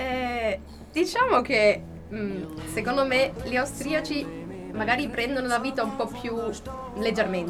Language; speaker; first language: Italian; non-native, fluent; German